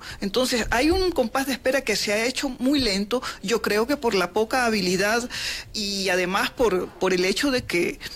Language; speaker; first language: Spanish; native; Spanish